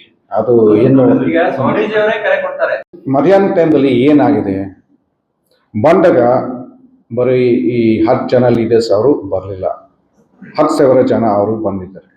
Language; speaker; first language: Kannada; non-native, fluent; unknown